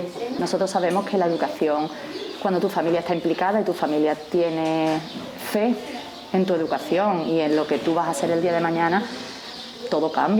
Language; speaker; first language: Spanish; native; Spanish